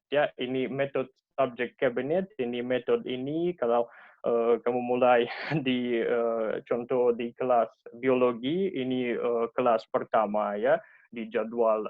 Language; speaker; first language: Indonesian; non-native, learner; Russian